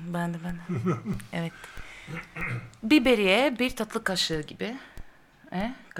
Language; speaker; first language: Turkish; non-native, learner; Greek